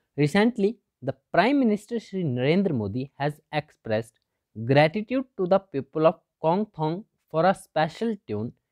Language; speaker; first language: Hindi; native; Hindi